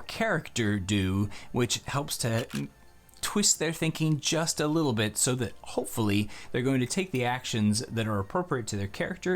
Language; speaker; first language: English; native; English